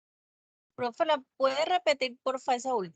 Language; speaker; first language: Spanish; native; Spanish